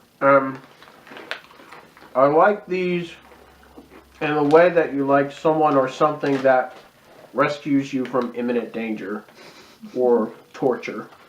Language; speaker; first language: English; native; English